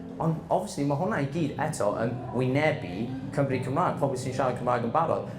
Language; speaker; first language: Welsh; non-native, local second language; English